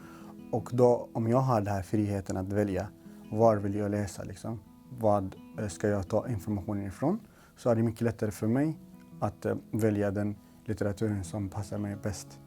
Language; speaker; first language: Swedish; non-native, local second language; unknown